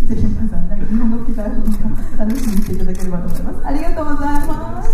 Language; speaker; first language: Japanese; native; Japanese